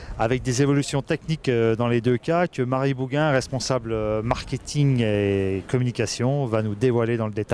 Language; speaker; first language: French; native; French